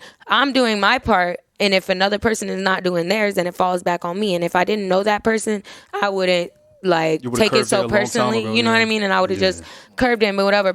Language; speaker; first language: English; native; English